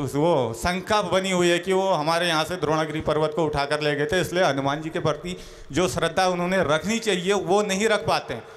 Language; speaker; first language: Hindi; native; Hindi